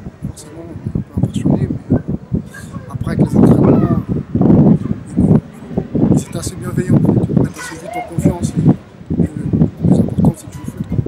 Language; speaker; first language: French; early bilingual, other home language; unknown